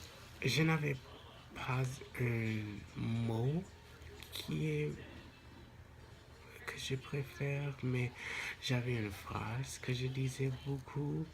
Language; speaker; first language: French; non-native, local second language; English